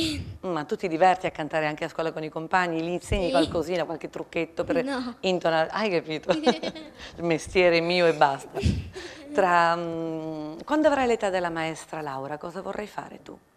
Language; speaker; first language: Italian; native; Italian